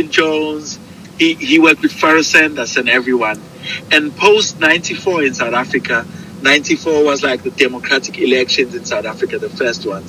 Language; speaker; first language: English; non-native, local second language; Zulu